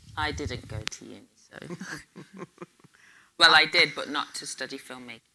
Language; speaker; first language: English; native; English